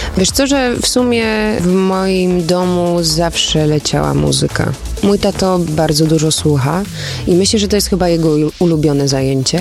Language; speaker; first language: Polish; early bilingual, heritage; Polish